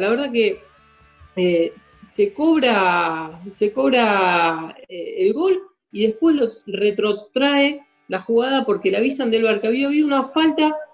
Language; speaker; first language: Spanish; native; Spanish